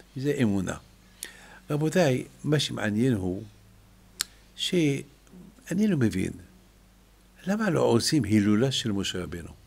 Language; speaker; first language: Hebrew; non-native, fluent; French